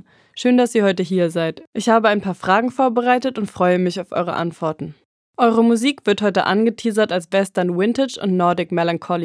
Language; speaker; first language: German; native; German